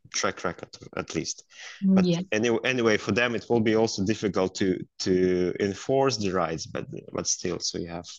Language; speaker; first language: English; non-native, fluent; Russian